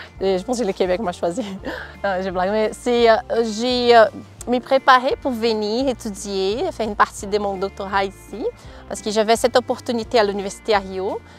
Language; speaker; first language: French; non-native, fluent; Portuguese